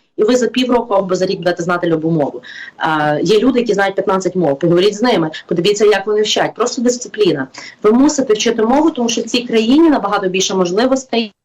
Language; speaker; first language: Ukrainian; native; Ukrainian